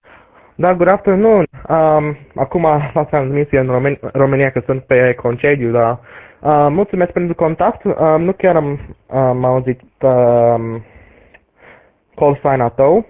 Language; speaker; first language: Romanian; early bilingual, heritage; English